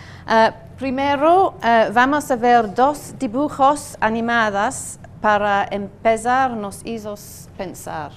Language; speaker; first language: Spanish; non-native, learner; English